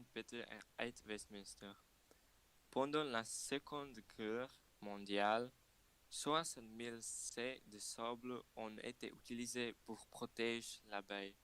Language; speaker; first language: French; non-native, learner; Slovak